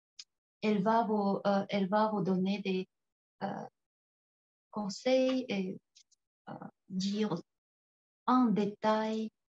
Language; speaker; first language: French; non-native, fluent; Tuvinian